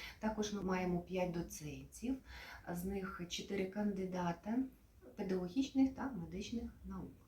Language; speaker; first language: Ukrainian; native; Ukrainian